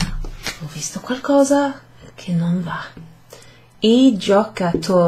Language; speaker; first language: Italian; non-native, fluent; English